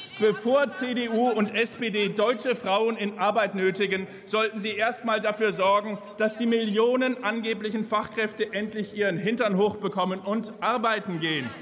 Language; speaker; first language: German; native; German